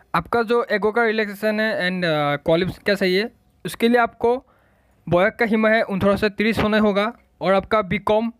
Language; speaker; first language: Hindi; non-native, local second language; Assamese